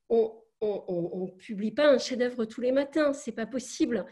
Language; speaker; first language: French; native; French